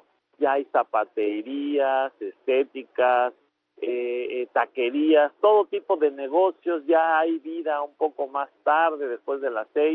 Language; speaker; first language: Spanish; native; Spanish